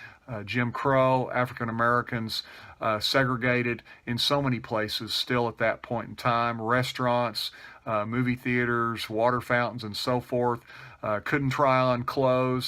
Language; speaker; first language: English; native; English